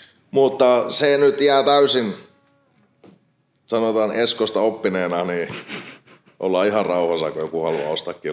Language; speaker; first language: Finnish; native; Finnish